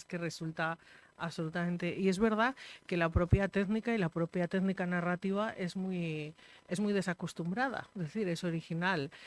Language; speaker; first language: Spanish; native; Spanish